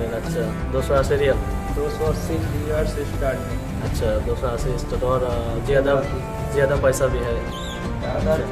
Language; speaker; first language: Hindi; non-native, learner; Bangla